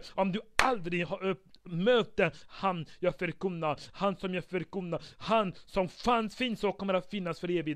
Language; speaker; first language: Swedish; non-native, fluent; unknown